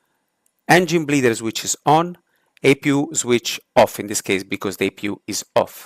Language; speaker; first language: English; non-native, fluent; Italian